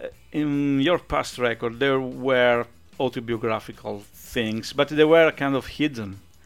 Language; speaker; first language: English; non-native, fluent; Italian